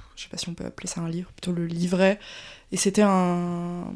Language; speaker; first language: French; native; French